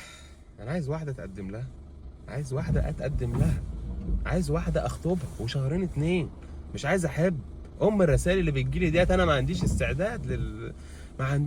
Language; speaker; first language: Arabic; native; Arabic